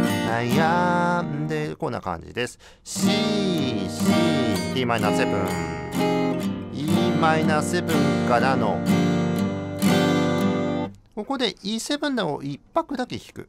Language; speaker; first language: Japanese; native; Japanese